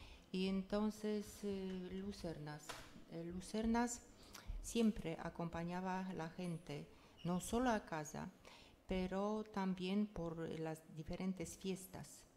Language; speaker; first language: Spanish; non-native, fluent; Polish